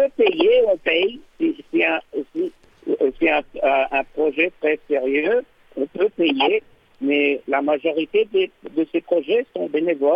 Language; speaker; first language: French; non-native, learner; English